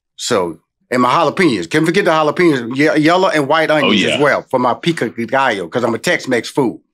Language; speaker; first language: English; native; English